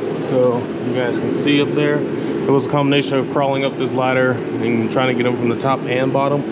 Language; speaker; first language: English; native; English